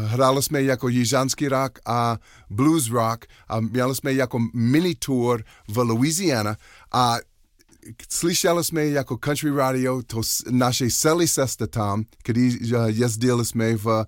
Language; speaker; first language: Czech; non-native, learner; English